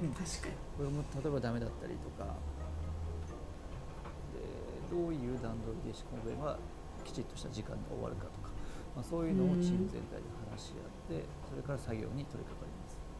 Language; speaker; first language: Japanese; native; Japanese